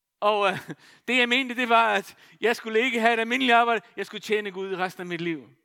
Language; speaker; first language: Danish; non-native, local second language; Faroese